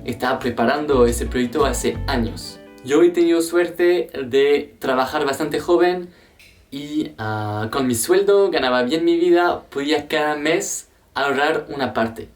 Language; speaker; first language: Spanish; non-native, fluent; French